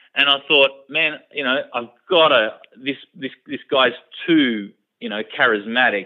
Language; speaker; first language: English; native; English